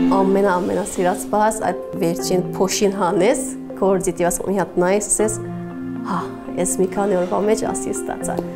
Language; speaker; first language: Armenian; early bilingual, heritage; Armenian